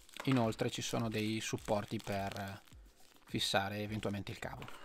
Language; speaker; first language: Italian; native; Italian